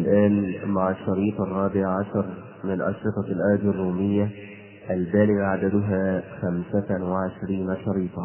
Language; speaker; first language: Arabic; native; Arabic